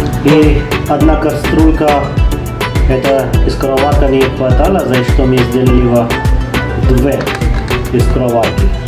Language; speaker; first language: Russian; non-native, learner; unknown